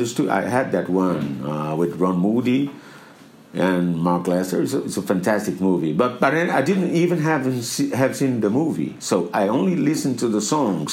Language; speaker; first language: English; non-native, fluent; Portuguese